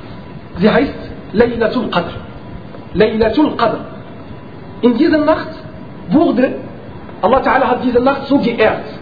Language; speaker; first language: German; non-native, fluent; Arabic